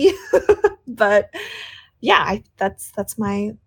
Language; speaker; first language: English; non-native, local second language; Cantonese